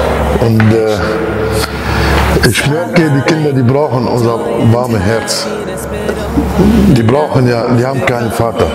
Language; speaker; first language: German; non-native, fluent; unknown